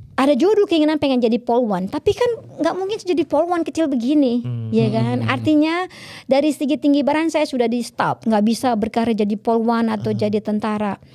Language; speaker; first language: Indonesian; native; Indonesian